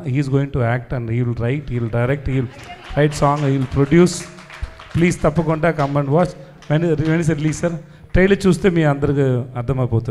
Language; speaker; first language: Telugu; non-native, learner; Tamil